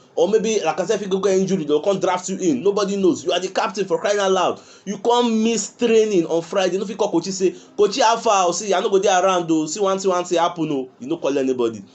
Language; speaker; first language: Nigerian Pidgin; non-native, local second language; Yoruba